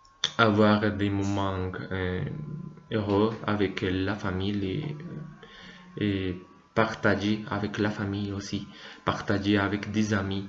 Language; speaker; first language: French; non-native, learner; Spanish